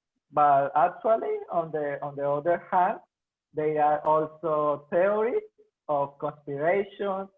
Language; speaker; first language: English; non-native, learner; Spanish